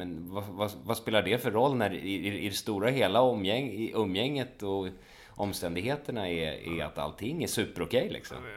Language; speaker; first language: Swedish; native; Swedish